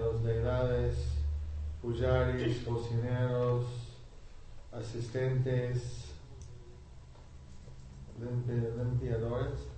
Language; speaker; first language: Spanish; non-native, learner; English